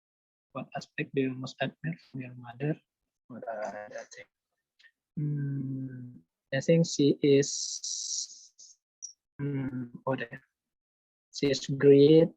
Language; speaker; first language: English; non-native, learner; Indonesian